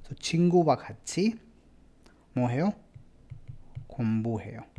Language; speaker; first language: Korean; non-native, fluent; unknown